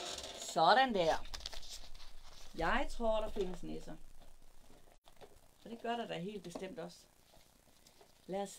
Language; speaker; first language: Danish; native; Danish